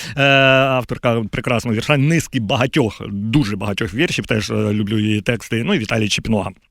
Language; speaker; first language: Ukrainian; native; Ukrainian